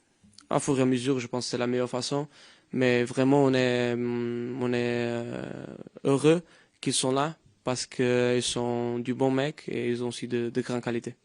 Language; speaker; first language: French; non-native, fluent; Portuguese